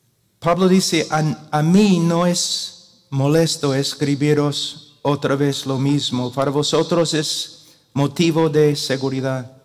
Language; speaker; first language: Spanish; non-native, fluent; English